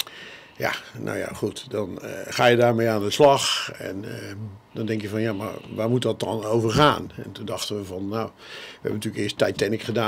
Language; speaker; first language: Dutch; native; Dutch